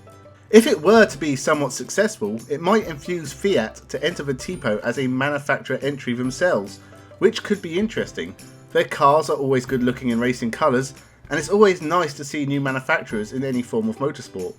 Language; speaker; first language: English; native; English